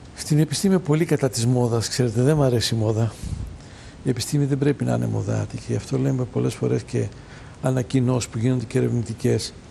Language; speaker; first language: Greek; early bilingual, heritage; Greek